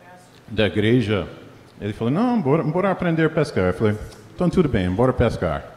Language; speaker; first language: Portuguese; non-native, fluent; English